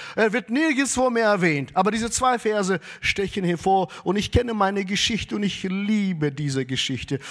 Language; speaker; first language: German; early bilingual, heritage; German